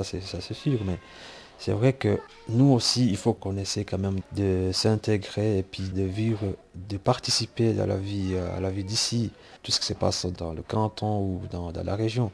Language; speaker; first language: French; non-native, local second language; Rundi